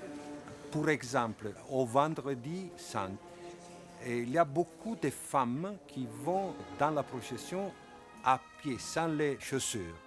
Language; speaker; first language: French; non-native, fluent; Italian